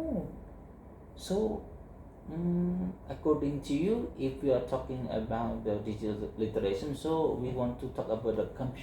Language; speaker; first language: English; non-native, learner; Indonesian